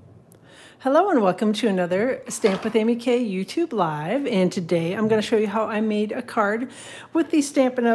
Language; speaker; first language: English; native; English